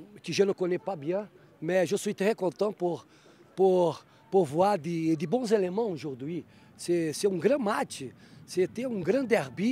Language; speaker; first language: French; non-native, fluent; Portuguese